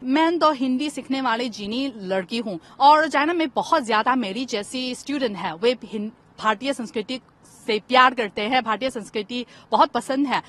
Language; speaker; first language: Hindi; non-native, fluent; Chinese